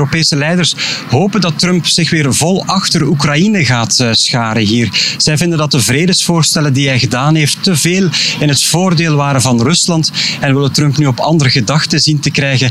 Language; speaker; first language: Dutch; native; Dutch